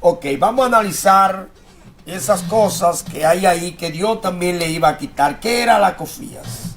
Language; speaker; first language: Spanish; native; Spanish